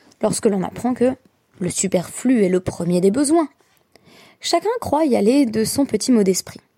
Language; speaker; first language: French; native; French